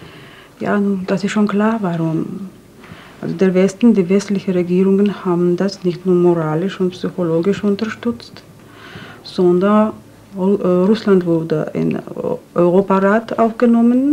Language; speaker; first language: German; non-native, fluent; Georgian